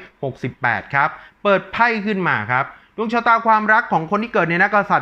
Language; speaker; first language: Thai; native; Thai